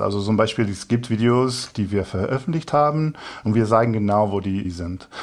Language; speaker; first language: German; non-native, fluent; English